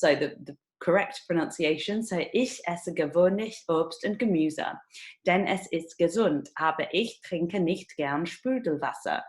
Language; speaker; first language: German; non-native, fluent; English